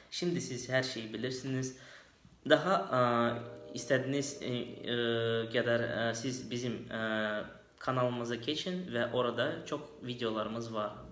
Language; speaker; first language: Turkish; non-native, learner; Azerbaijani